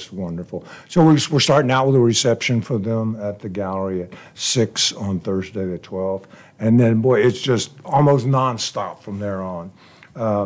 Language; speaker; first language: English; native; English